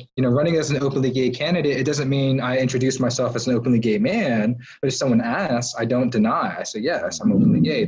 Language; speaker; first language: English; native; English